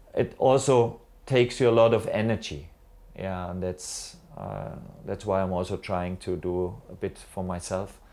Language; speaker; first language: English; non-native, fluent; German